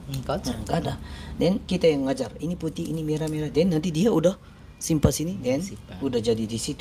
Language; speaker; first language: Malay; non-native, learner; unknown